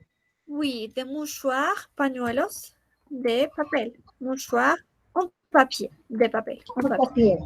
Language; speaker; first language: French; non-native, fluent; Spanish